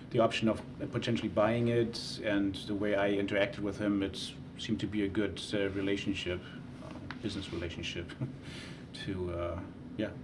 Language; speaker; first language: English; non-native, fluent; German